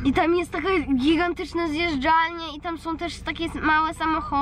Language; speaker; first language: Polish; early bilingual, heritage; Polish